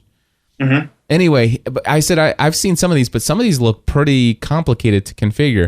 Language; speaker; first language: English; native; English